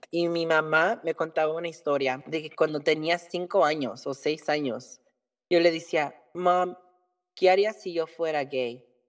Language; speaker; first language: Spanish; early bilingual, heritage; Spanish